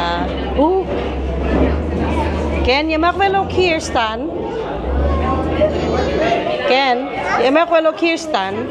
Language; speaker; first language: Dutch; non-native, fluent; Filipino